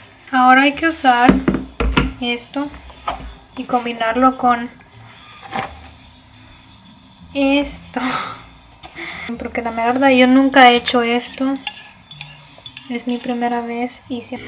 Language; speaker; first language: Spanish; early bilingual, heritage; Spanish